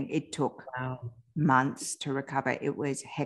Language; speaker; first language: English; early bilingual, other home language; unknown